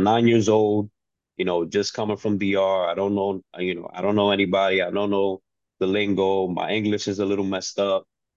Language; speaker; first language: English; early bilingual, other home language; Spanish